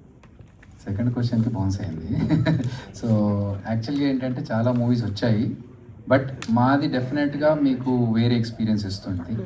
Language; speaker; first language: Telugu; native; Telugu